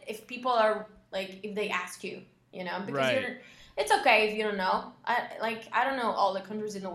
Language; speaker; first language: English; non-native, fluent; Spanish